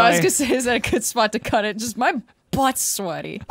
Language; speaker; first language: English; native; English